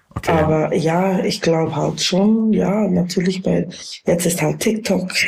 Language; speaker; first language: German; native; German